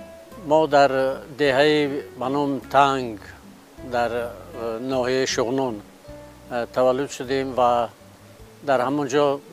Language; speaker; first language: Persian; non-native, local second language; Shughni